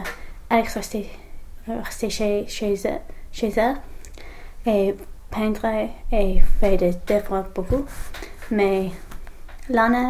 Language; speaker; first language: French; non-native, learner; English